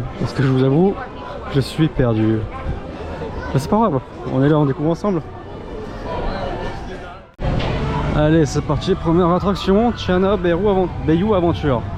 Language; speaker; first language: French; native; French